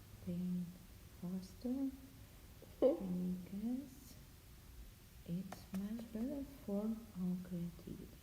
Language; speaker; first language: English; non-native, learner; Russian